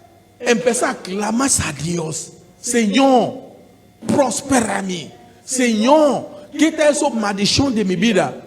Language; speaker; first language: Spanish; non-native, learner; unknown